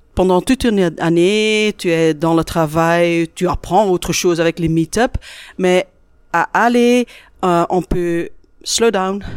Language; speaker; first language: French; native; French